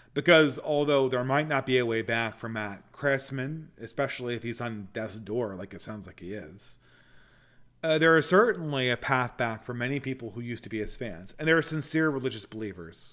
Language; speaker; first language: English; native; English